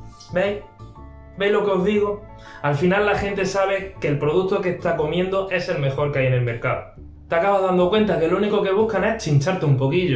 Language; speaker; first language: Spanish; native; Spanish